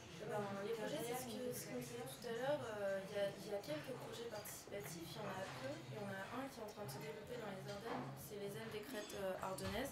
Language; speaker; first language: French; native; French